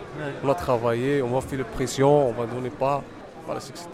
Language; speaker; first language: French; non-native, learner; Arabic